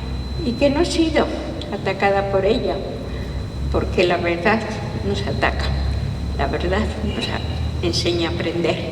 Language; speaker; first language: Spanish; non-native, fluent; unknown